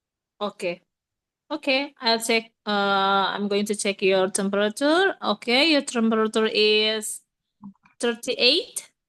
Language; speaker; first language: English; non-native, learner; Indonesian